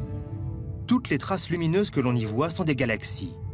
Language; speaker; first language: French; native; French